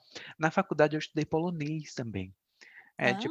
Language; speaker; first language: Portuguese; native; Portuguese